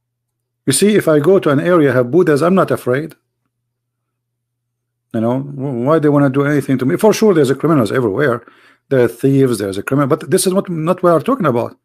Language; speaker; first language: English; non-native, fluent; Arabic